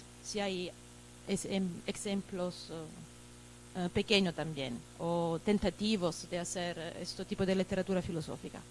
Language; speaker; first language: Spanish; non-native, fluent; Italian